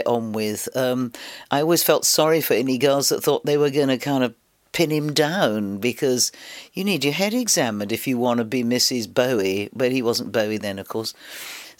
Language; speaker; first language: English; native; English